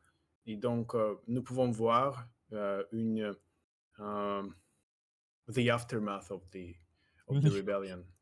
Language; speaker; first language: French; non-native, learner; Russian